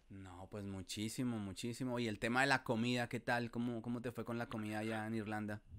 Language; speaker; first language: Spanish; native; Spanish